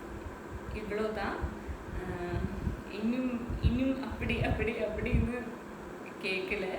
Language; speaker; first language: Tamil; non-native, learner; Malayalam